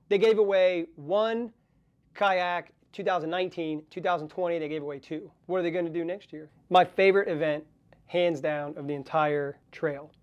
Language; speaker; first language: English; native; English